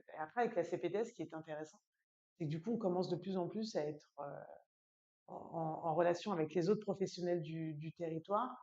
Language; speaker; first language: French; native; French